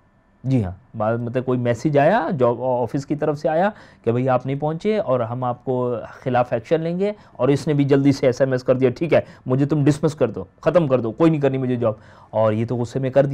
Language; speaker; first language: Urdu; native; Urdu